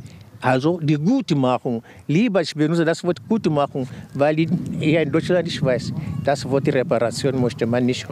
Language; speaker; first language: German; non-native, fluent; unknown